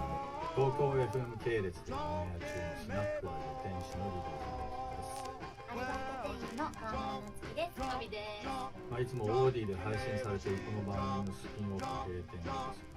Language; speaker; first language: Japanese; native; Japanese